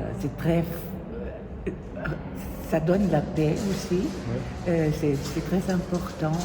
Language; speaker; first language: French; non-native, fluent; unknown